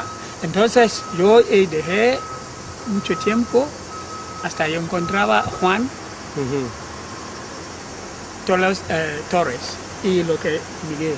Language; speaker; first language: Spanish; non-native, learner; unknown